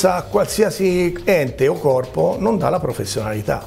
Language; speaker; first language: Italian; native; Italian